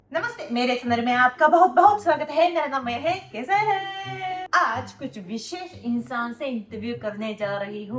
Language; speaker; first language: Hindi; non-native, fluent; Japanese